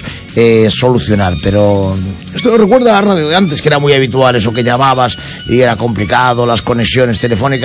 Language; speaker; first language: Spanish; native; Spanish